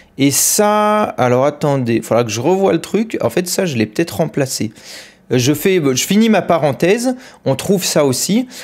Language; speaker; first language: French; native; French